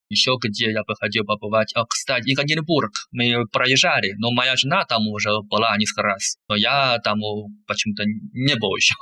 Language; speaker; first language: Russian; non-native, fluent; Chinese